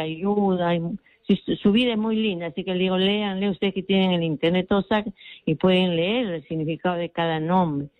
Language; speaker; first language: Spanish; native; Spanish